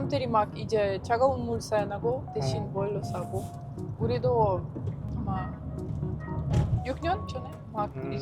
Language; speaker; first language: Korean; non-native, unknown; Ukrainian